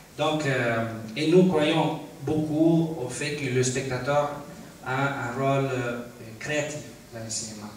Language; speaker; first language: French; non-native, fluent; Italian